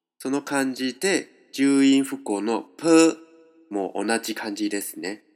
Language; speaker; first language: Japanese; non-native, fluent; Chinese